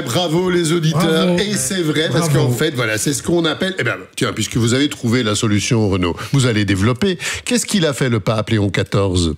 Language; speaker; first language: French; native; French